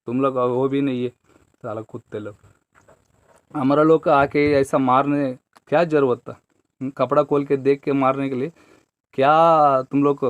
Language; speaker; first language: Hindi; non-native, local second language; Telugu